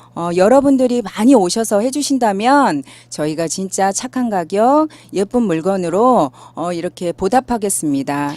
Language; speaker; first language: Korean; native; Korean